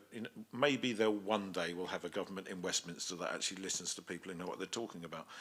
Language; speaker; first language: English; native; English